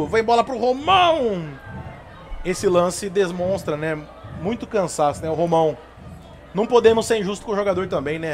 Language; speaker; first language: Portuguese; native; Portuguese